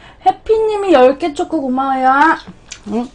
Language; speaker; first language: Korean; native; Korean